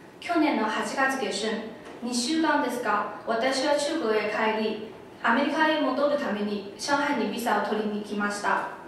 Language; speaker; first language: Japanese; non-native, fluent; Chinese